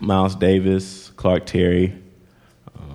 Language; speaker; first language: English; native; English